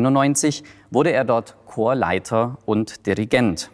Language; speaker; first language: German; native; German